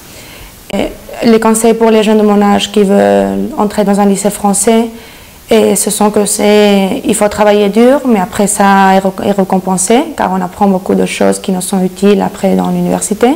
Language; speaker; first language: French; non-native, fluent; Spanish